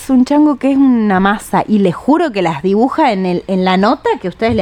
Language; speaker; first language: Spanish; native; Spanish